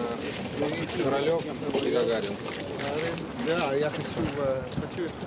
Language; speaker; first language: Russian; non-native, learner; English